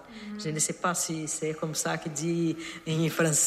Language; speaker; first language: French; non-native, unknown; Portuguese